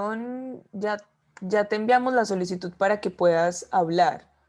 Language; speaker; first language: Spanish; native; Spanish